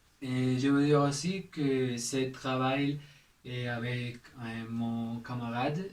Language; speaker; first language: French; non-native, learner; Spanish